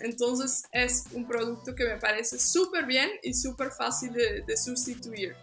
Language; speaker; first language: Spanish; non-native, fluent; Dutch